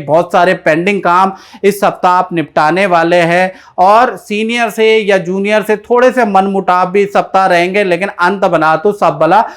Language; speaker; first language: Hindi; native; Hindi